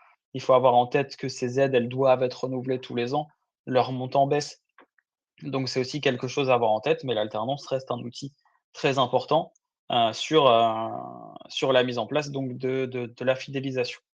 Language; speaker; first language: French; native; French